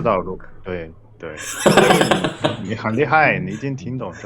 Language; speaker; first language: Chinese; non-native, fluent; Portuguese